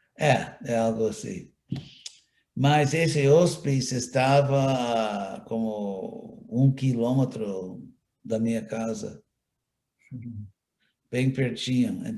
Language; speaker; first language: Portuguese; non-native, fluent; English